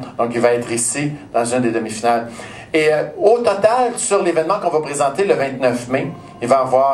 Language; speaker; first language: French; native; French